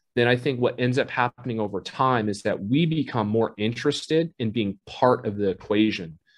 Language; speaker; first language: English; native; English